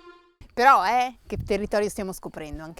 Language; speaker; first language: Italian; native; Italian